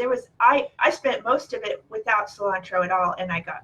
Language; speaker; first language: English; native; English